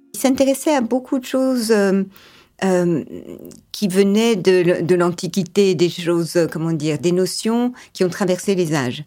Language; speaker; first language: French; early bilingual, other home language; English